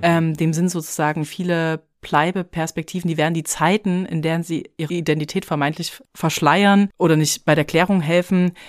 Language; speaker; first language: German; native; German